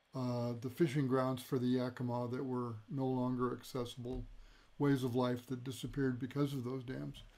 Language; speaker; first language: English; native; English